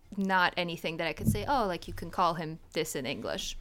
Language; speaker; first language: English; early bilingual, other home language; Polish